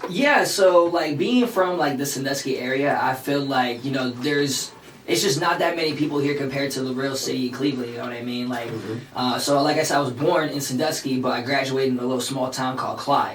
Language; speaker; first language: English; early bilingual, other home language; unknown